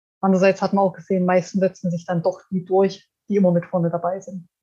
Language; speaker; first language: German; native; German